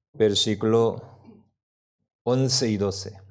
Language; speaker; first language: Spanish; non-native, learner; Korean